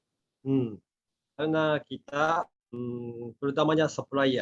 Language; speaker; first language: Indonesian; non-native, learner; Japanese